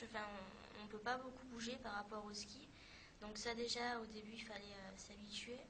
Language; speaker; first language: French; native; French